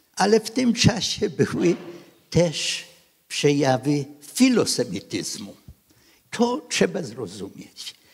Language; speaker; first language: Polish; non-native, local second language; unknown